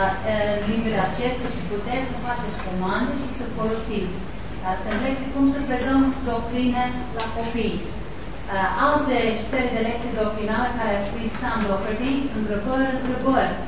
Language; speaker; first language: Romanian; non-native, local second language; Hungarian